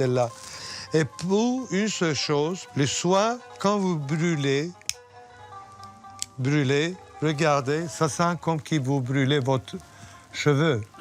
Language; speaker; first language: French; non-native, learner; Turkish